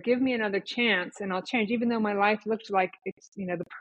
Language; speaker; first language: English; native; English